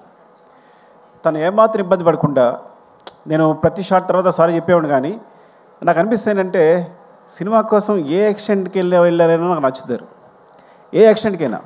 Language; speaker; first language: Telugu; native; Telugu